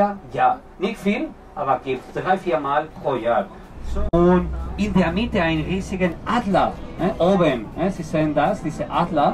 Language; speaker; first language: German; non-native, fluent; Spanish